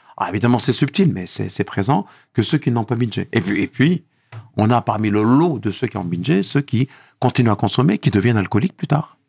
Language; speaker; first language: French; non-native, local second language; Arabic